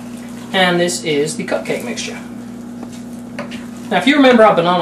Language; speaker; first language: English; native; English